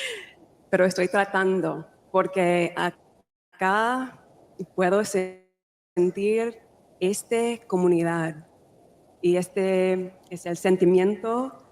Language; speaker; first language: Spanish; non-native, fluent; English